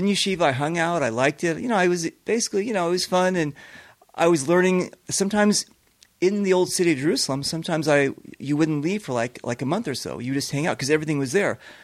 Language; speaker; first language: English; native; English